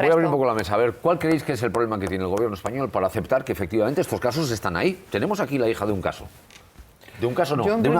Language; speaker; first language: Spanish; native; Spanish